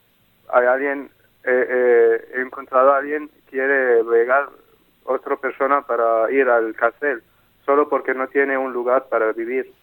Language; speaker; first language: Spanish; non-native, learner; Arabic